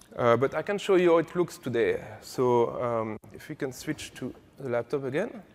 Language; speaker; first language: English; non-native, fluent; French